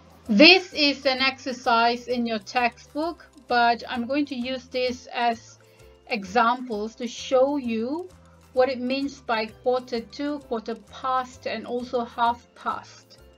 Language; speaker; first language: English; non-native, local second language; Malay